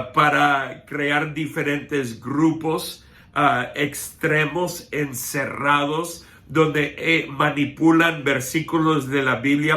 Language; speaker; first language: Spanish; non-native, fluent; English